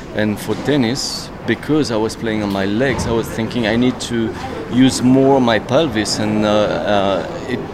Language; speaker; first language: English; non-native, fluent; French